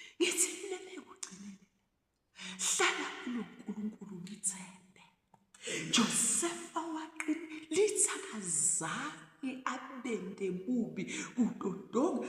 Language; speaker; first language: Zulu; non-native, local second language; Swati